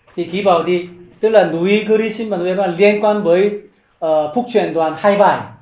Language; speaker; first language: Vietnamese; non-native, learner; Korean